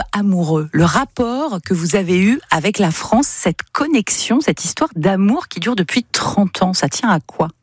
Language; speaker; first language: French; native; French